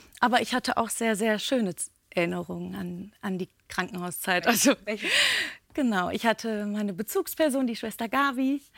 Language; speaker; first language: German; early bilingual, other home language; Turkish